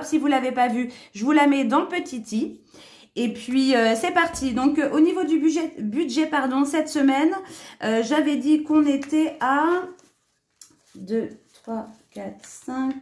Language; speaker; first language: French; native; French